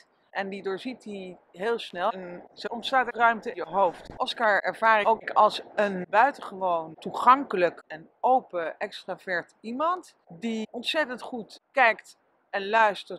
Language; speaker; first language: Dutch; native; Dutch